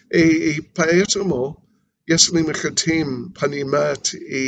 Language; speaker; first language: Russian; non-native, learner; English